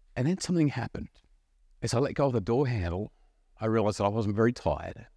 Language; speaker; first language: English; native; English